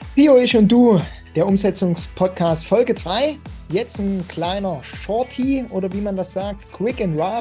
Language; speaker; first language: German; native; German